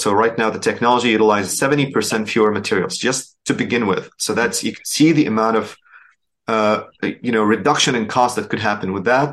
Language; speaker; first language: English; non-native, fluent; Arabic